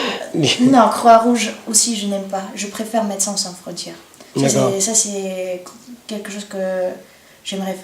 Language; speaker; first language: French; non-native, learner; Bulgarian